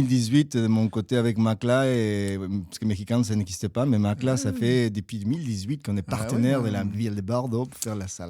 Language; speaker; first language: French; non-native, fluent; Spanish